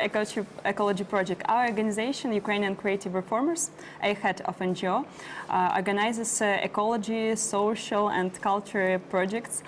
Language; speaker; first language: English; non-native, learner; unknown